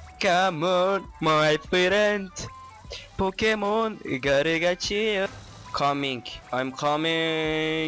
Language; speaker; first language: English; non-native, learner; Turkish